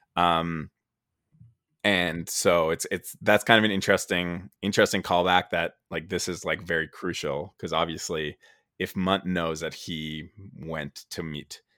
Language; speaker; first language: English; native; English